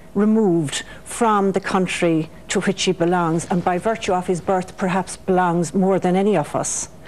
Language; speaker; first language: English; native; English